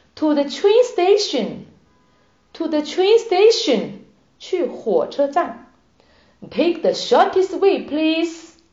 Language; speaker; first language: English; non-native, fluent; Chinese